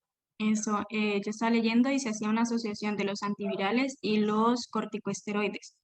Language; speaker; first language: Spanish; native; Spanish